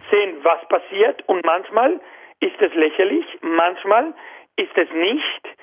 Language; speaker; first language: German; non-native, fluent; Spanish